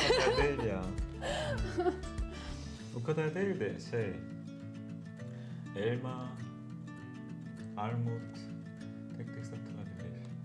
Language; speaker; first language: Turkish; non-native, fluent; Korean